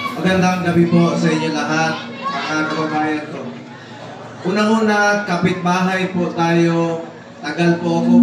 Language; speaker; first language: Filipino; non-native, local second language; Cebuano